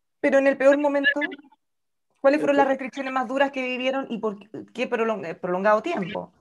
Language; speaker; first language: Spanish; native; Spanish